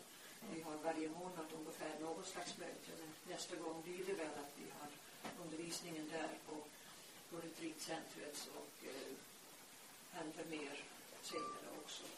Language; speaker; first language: Swedish; non-native, fluent; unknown